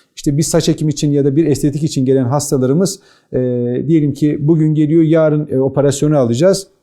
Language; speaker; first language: Turkish; native; Turkish